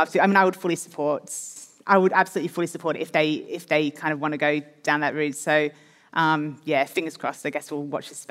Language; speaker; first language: English; native; English